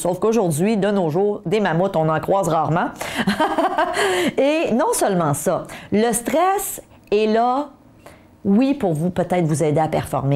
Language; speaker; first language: French; native; French